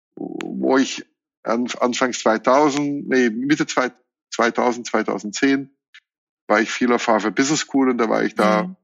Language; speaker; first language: German; non-native, fluent; Dutch